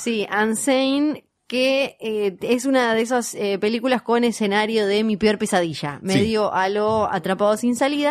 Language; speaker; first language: Spanish; native; Spanish